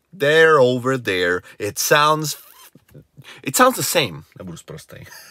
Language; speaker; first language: English; non-native, fluent; Czech